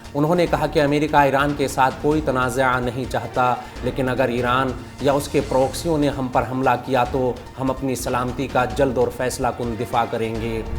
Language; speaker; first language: Urdu; native; Urdu